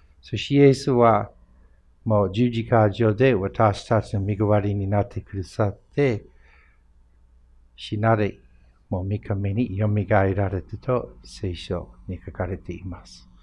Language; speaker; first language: Japanese; non-native, fluent; English